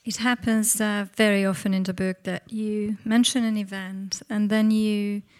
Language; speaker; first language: English; non-native, fluent; Hungarian